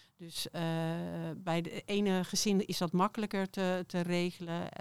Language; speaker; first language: Dutch; native; Dutch